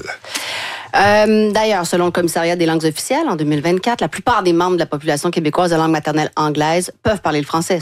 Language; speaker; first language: French; native; French